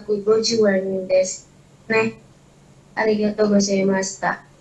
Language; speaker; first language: Japanese; non-native, learner; Indonesian